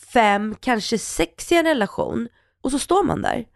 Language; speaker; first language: Swedish; early bilingual, other home language; Russian